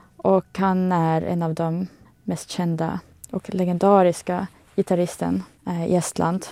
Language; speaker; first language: Swedish; non-native, fluent; Estonian